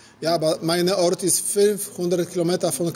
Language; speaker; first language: German; non-native, learner; Polish